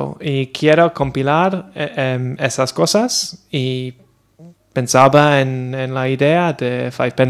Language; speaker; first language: Spanish; non-native, learner; English